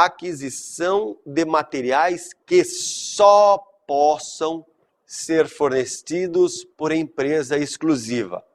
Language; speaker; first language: Portuguese; native; Portuguese